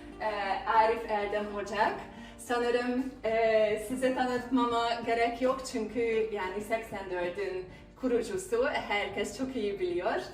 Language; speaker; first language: Turkish; non-native, fluent; Hungarian